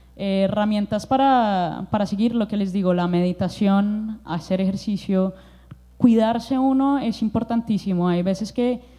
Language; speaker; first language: Spanish; native; Spanish